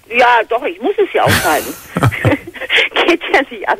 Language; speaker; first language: German; native; German